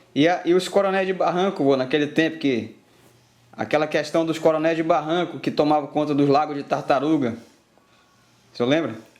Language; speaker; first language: Portuguese; native; Portuguese